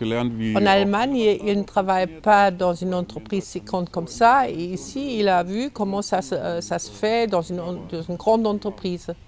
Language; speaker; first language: French; non-native, fluent; German